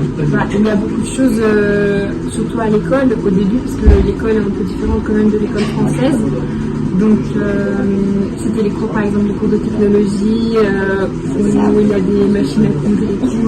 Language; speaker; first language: French; early bilingual, heritage; French